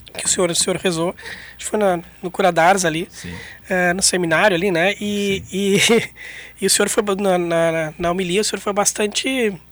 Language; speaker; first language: Portuguese; native; Portuguese